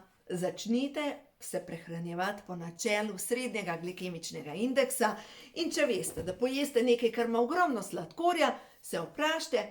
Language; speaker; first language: Slovenian; native; Slovenian